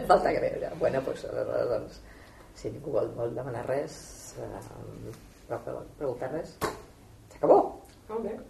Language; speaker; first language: Catalan; non-native, local second language; Spanish